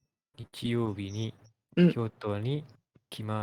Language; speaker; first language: Japanese; non-native, learner; Malay